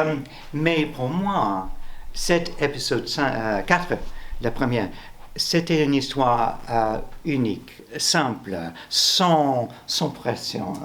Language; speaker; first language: French; non-native, learner; English